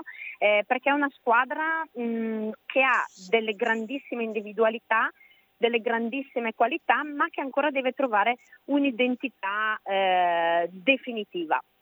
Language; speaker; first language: Italian; native; Italian